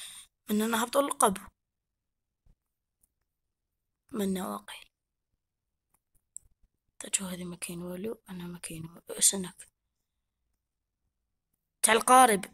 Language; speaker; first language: Arabic; native; Arabic